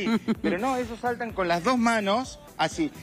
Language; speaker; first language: Spanish; native; Spanish